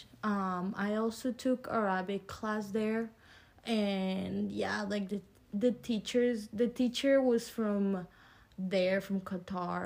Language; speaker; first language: English; early bilingual, other home language; Spanish